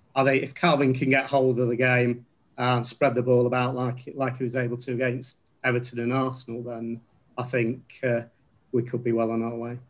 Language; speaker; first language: English; native; English